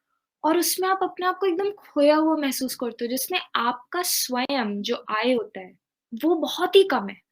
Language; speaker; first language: Hindi; native; Hindi